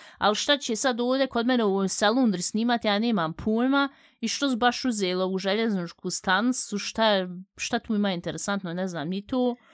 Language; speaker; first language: Bosnian; early bilingual, heritage; Bosnian